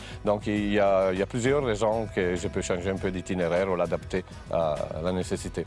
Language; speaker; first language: French; non-native, fluent; Italian